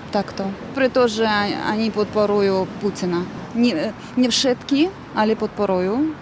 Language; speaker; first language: Slovak; non-native, learner; Azerbaijani